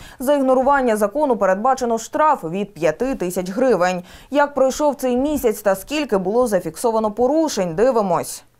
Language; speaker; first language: Ukrainian; native; Ukrainian